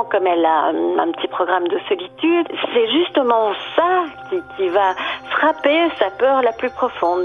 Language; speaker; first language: French; native; French